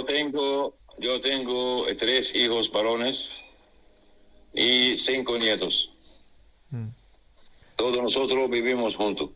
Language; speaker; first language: Spanish; non-native, fluent; Arabic